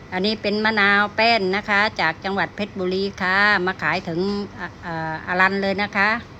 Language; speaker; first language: Thai; native; Thai